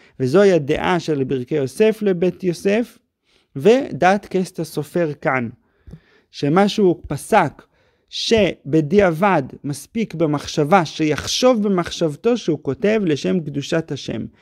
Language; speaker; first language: Hebrew; native; Hebrew